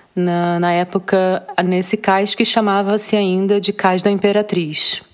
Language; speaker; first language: Portuguese; native; Portuguese